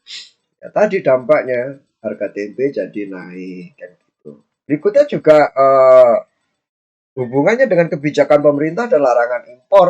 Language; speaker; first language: Indonesian; native; Indonesian